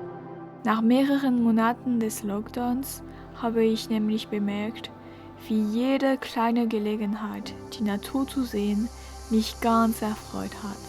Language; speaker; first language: German; non-native, learner; French